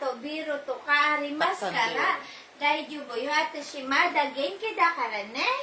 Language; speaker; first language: Japanese; non-native, learner; Filipino